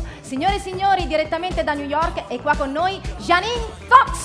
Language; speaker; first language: Italian; native; Italian